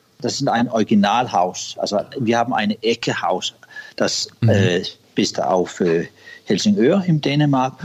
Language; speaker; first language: German; non-native, learner; Danish